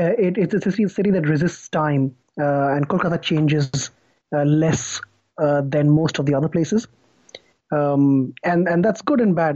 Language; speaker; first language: English; non-native, local second language; Bangla